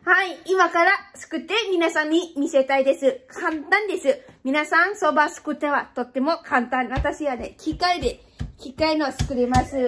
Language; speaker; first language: Japanese; non-native, fluent; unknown